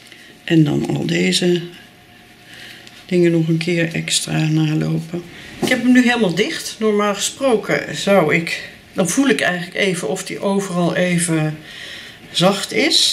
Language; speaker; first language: Dutch; native; Dutch